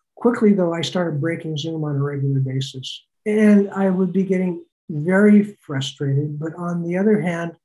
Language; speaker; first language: English; native; English